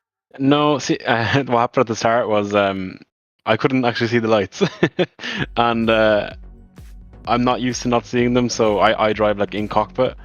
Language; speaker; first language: English; native; English